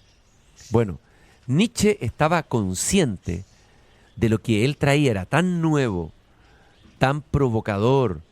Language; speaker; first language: Spanish; native; Spanish